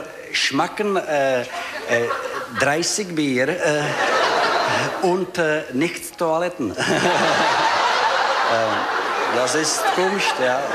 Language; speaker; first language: German; non-native, fluent; Czech